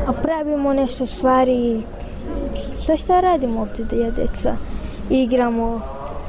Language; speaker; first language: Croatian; early bilingual, other home language; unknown